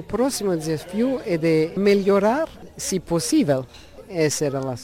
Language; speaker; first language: Portuguese; non-native, learner; Luxembourgish